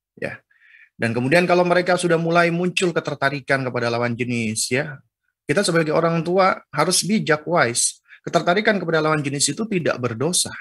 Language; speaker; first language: Indonesian; native; Indonesian